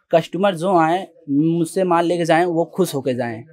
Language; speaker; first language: Hindi; native; Hindi